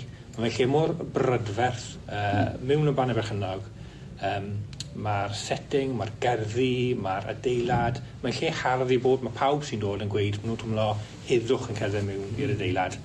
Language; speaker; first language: Welsh; native; Welsh